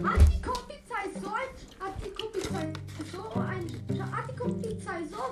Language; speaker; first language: German; native; German